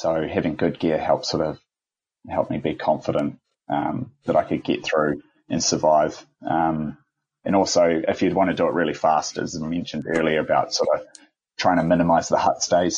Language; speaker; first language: English; native; English